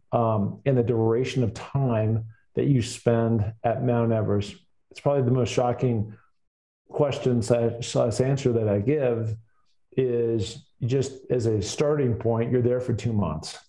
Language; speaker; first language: English; native; English